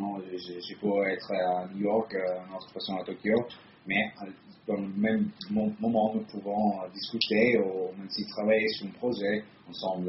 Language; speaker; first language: French; non-native, fluent; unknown